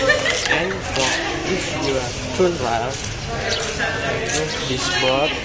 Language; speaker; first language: English; non-native, learner; Indonesian